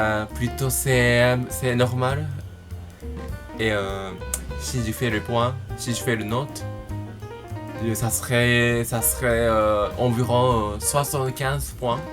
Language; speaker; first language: French; non-native, learner; Japanese